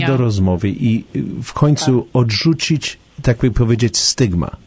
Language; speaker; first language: Polish; early bilingual, heritage; Polish